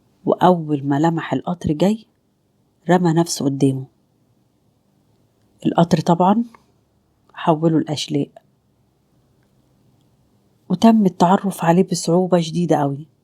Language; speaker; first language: Arabic; native; Arabic